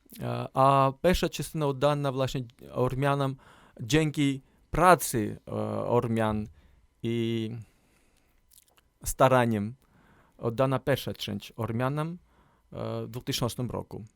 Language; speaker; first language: Polish; non-native, learner; Armenian